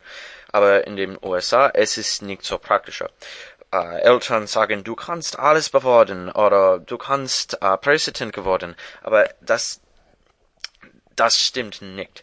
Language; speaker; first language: German; non-native, learner; English